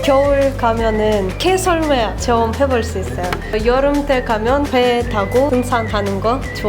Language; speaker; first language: Korean; non-native, fluent; Russian